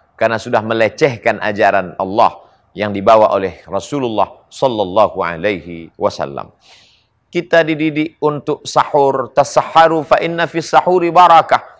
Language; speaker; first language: Malay; native; Malay